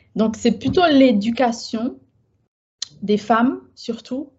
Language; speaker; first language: French; native; French